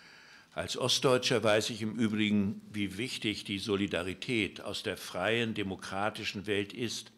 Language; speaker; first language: German; native; German